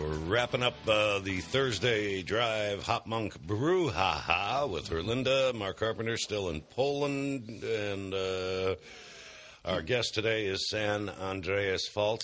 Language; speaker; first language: English; native; English